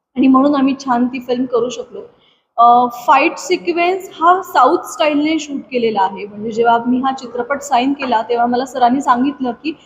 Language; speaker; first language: Marathi; native; Marathi